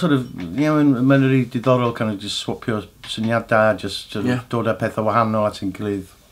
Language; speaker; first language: Welsh; native; Welsh